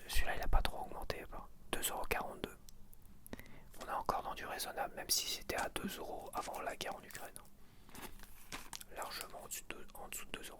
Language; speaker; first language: French; native; French